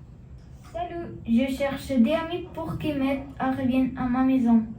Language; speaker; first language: French; non-native, learner; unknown